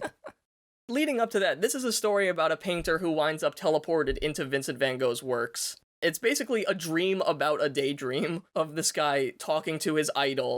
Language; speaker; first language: English; native; English